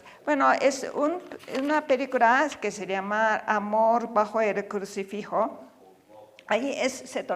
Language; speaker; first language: Spanish; non-native, fluent; Japanese